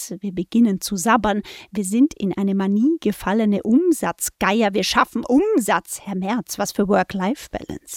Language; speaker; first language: German; native; German